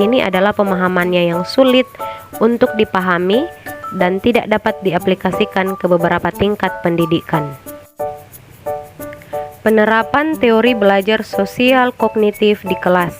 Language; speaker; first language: Indonesian; native; Indonesian